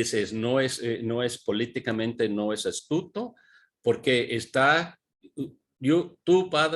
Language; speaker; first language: Spanish; non-native, fluent; English